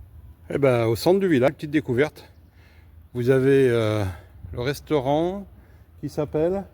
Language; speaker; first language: French; native; French